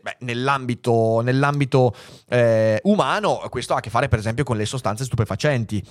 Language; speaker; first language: Italian; native; Italian